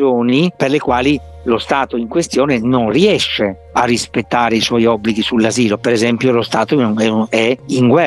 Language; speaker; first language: Italian; native; Italian